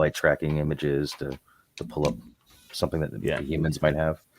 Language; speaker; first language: English; native; English